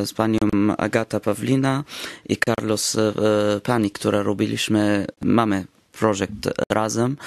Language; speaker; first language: Polish; non-native, learner; Arabic